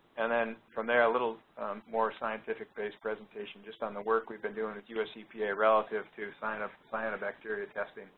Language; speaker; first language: English; native; English